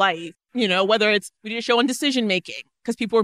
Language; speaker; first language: English; native; English